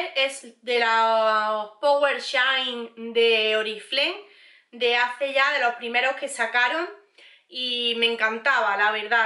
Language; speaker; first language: Spanish; native; Spanish